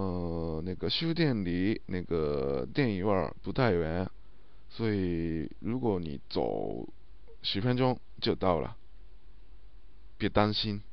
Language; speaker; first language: Chinese; non-native, learner; Japanese